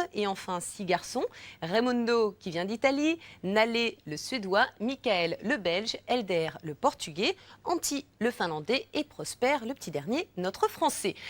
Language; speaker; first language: French; native; French